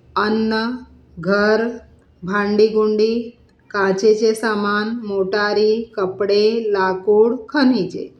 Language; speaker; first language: Hindi; non-native, local second language; Marathi